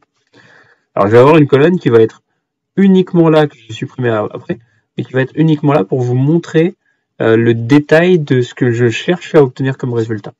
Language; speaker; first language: French; native; French